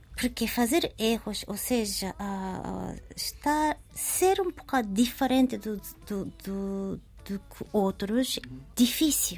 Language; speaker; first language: Portuguese; non-native, learner; Japanese